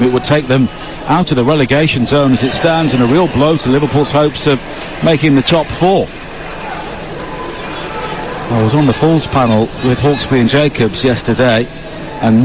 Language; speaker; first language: English; native; English